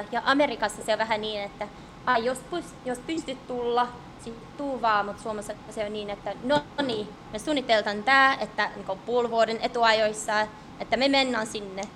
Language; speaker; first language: Finnish; early bilingual, heritage; English